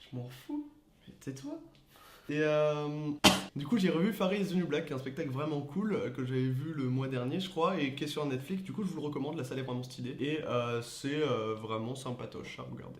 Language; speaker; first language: French; native; French